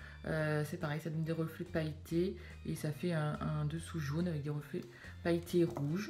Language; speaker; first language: French; native; French